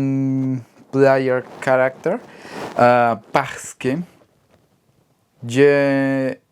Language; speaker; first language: French; non-native, learner; Spanish